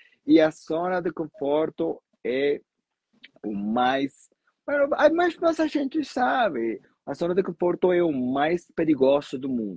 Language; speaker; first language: Portuguese; non-native, fluent; Spanish